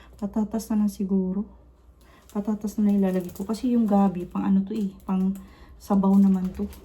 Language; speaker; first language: Filipino; non-native, local second language; Cebuano